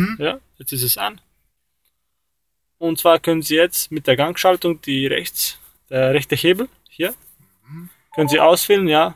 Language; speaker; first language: German; native; German